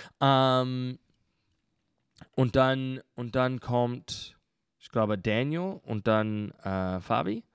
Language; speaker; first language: German; non-native, learner; English